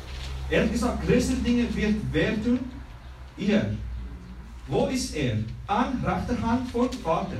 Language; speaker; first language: German; non-native, learner; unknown